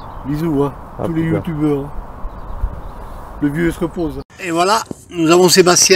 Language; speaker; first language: French; native; French